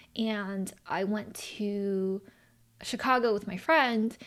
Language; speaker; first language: English; early bilingual, other home language; Chinese